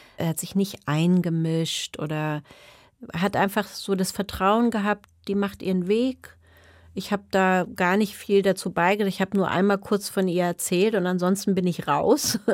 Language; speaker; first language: German; native; German